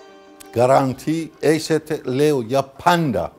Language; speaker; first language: Greek; non-native, fluent; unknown